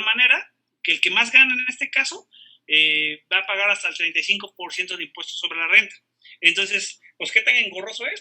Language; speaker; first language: Spanish; native; Spanish